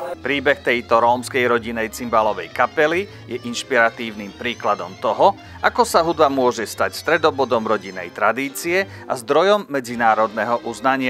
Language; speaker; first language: Slovak; native; Slovak